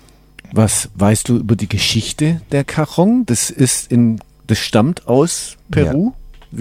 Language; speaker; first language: German; native; German